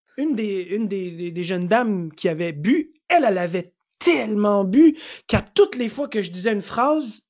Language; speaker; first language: French; native; French